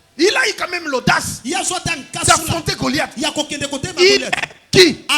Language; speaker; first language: French; non-native, local second language; Lingala